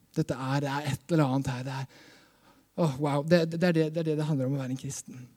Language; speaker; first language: Norwegian; native; Norwegian